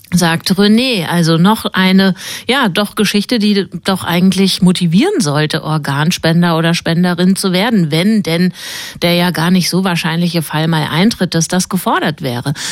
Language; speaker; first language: German; native; German